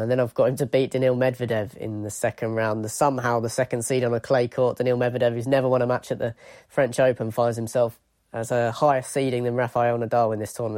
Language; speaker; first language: English; native; English